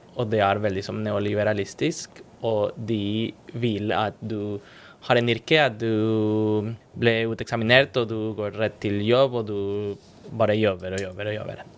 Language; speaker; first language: Norwegian; non-native, fluent; Spanish